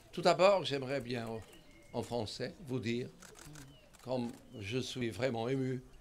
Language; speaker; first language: French; non-native, fluent; Portuguese